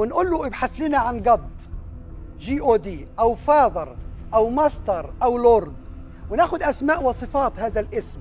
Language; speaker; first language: Arabic; native; Arabic